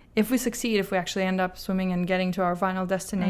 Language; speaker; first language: English; non-native, fluent; Azerbaijani